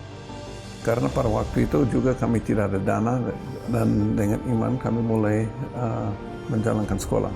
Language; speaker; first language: Indonesian; non-native, fluent; English